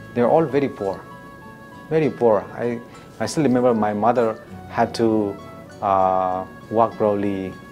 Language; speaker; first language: English; non-native, local second language; Newari